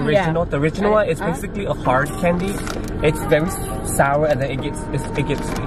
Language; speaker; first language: English; native; English